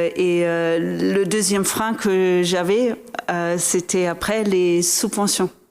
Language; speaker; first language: French; non-native, fluent; German